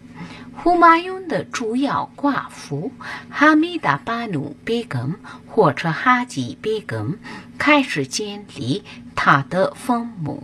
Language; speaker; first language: Chinese; non-native, fluent; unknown